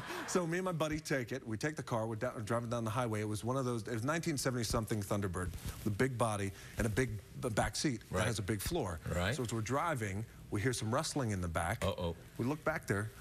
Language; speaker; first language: English; native; English